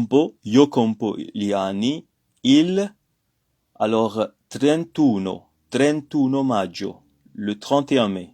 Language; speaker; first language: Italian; non-native, fluent; French